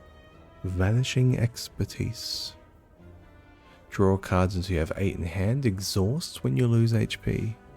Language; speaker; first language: English; native; English